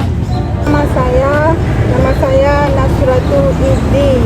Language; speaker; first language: Indonesian; non-native, learner; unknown